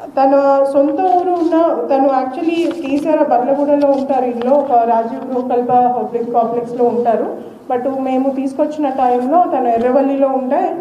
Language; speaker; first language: Telugu; native; Telugu